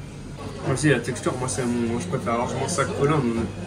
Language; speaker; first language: French; native; French